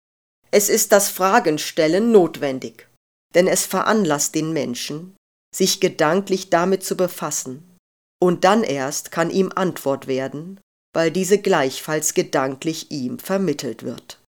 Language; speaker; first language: German; native; German